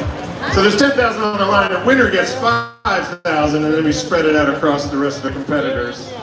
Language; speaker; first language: English; native; English